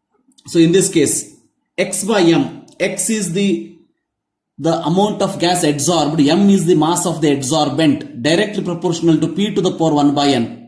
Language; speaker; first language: English; non-native, local second language; Kannada